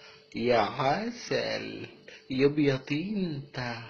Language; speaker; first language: Arabic; native; Arabic